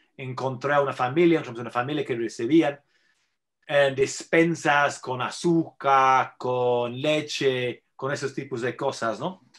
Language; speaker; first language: Spanish; non-native, fluent; English